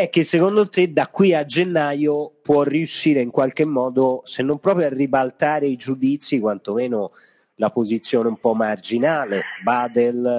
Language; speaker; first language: Italian; native; Italian